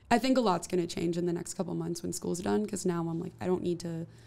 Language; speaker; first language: English; native; English